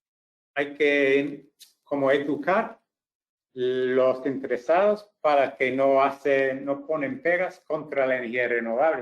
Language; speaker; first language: Spanish; non-native, fluent; English